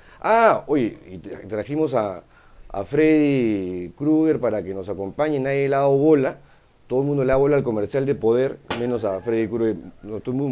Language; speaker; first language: Spanish; native; Spanish